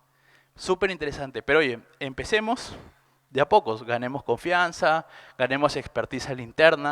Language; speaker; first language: Spanish; native; Spanish